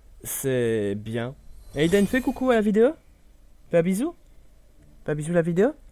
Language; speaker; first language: French; native; French